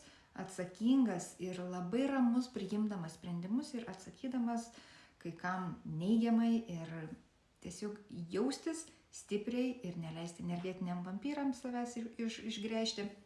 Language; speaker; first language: Lithuanian; native; Lithuanian